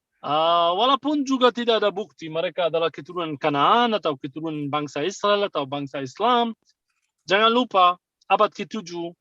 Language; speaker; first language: Indonesian; non-native, fluent; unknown